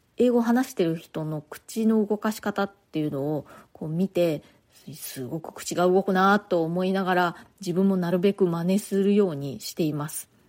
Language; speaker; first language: Japanese; native; Japanese